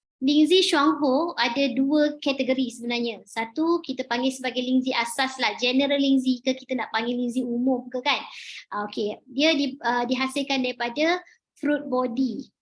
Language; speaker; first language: Malay; native; Malay